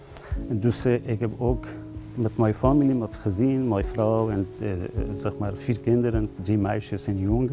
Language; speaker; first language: Dutch; non-native, learner; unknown